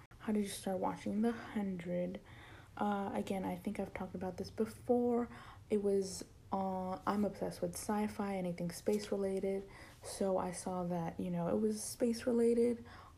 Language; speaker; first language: English; early bilingual, other home language; Spanish